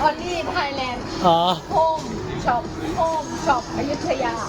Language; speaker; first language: English; non-native, learner; Thai